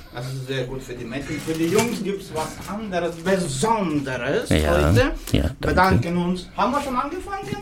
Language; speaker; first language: German; non-native, fluent; Russian